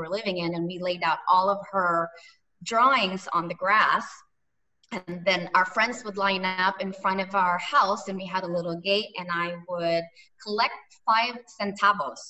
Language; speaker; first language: English; early bilingual, other home language; Cebuano